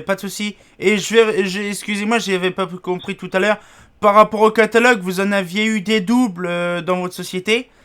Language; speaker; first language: French; native; French